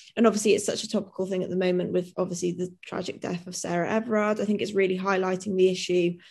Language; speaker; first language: English; native; English